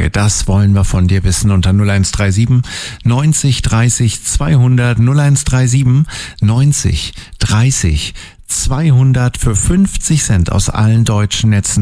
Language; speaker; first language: German; native; German